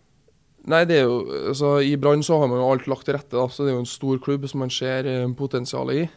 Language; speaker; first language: Norwegian; native; Norwegian